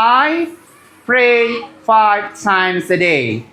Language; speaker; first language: English; non-native, learner; Indonesian